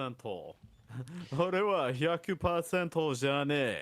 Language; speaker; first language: Japanese; non-native, learner; English